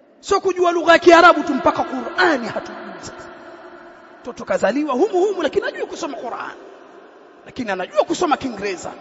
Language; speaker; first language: Swahili; native; Swahili